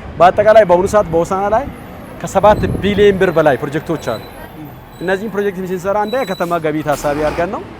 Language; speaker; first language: Amharic; non-native, local second language; Hadiyya